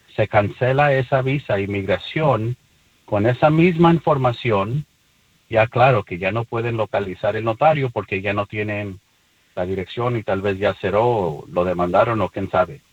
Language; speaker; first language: Spanish; early bilingual, heritage; Spanish